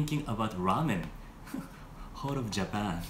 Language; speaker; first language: English; non-native, learner; Japanese